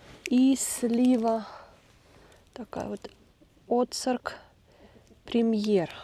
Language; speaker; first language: Russian; native; Russian